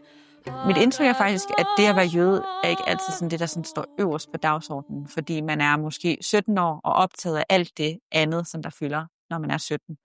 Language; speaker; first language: Danish; native; Danish